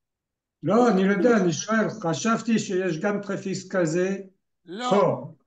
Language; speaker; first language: Hebrew; non-native, fluent; French